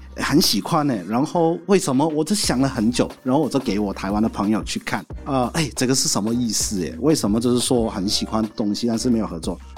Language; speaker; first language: Chinese; non-native, local second language; Cantonese